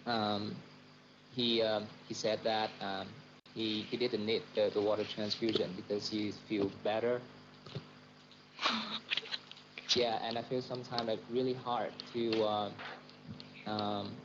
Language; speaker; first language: English; non-native, learner; Vietnamese